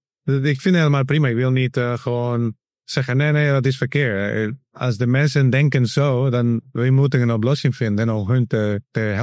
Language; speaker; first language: Dutch; non-native, learner; Spanish